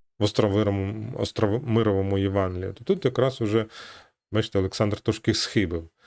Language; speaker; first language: Ukrainian; native; Ukrainian